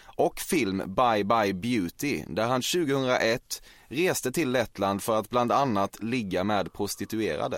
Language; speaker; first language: Swedish; native; Swedish